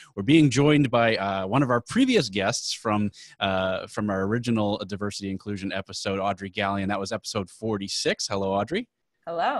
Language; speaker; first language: English; native; English